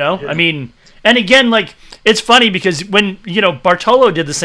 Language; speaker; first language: English; native; English